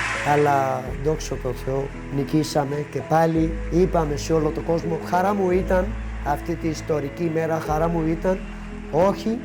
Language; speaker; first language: Greek; non-native, learner; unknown